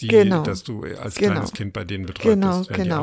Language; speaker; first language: German; native; German